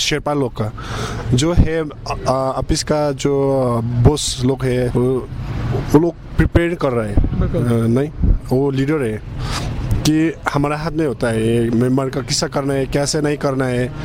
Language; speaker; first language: Hindi; non-native, learner; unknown